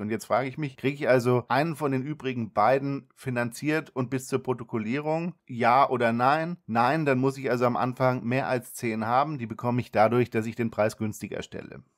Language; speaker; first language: German; native; German